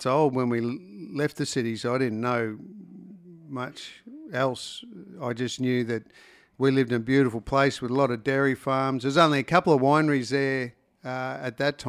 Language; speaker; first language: English; native; English